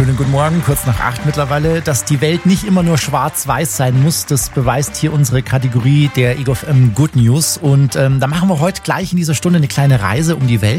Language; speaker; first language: German; native; German